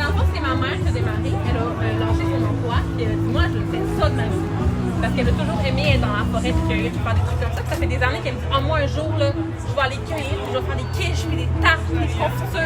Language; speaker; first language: French; native; French